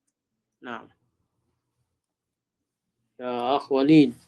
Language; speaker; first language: Arabic; non-native, fluent; Filipino